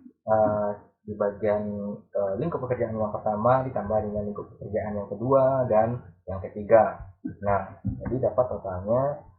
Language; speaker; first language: Indonesian; native; Indonesian